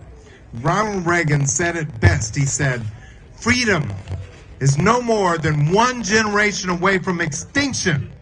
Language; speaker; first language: English; native; English